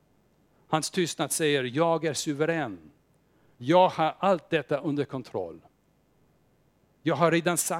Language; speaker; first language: Swedish; non-native, fluent; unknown